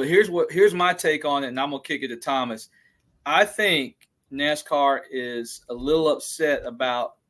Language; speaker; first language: English; native; English